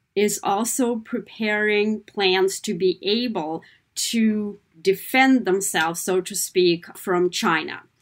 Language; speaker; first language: English; non-native, fluent; Kazakh